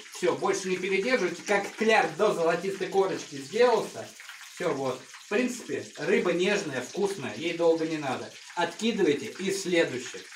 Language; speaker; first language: Russian; native; Russian